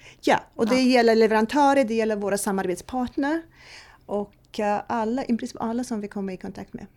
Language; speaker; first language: Swedish; non-native, fluent; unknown